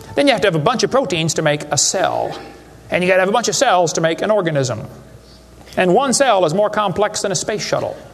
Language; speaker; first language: English; native; English